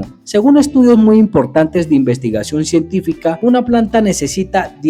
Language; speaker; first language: Spanish; native; Spanish